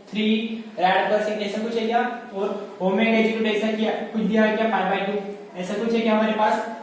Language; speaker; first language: Hindi; non-native, local second language; Marathi